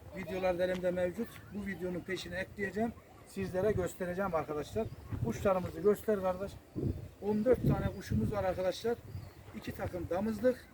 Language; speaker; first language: Turkish; native; Turkish